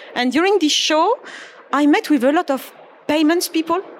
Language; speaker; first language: English; non-native, fluent; French